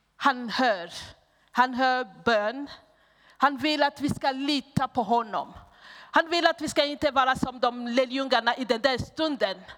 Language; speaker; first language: Swedish; non-native, fluent; Rundi